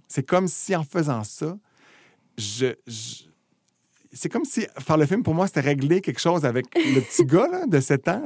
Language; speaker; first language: French; native; French